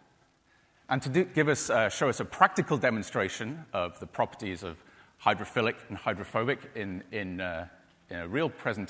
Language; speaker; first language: English; native; English